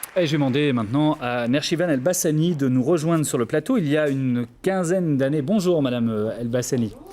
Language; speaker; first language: French; native; French